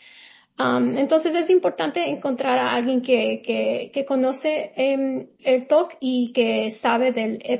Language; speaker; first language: Spanish; early bilingual, heritage; Spanish